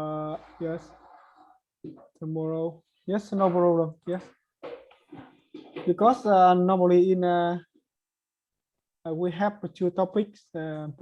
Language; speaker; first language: English; non-native, learner; Vietnamese